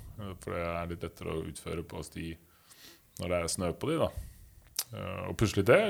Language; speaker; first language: Norwegian; native; Norwegian